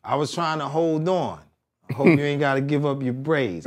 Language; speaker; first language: English; native; English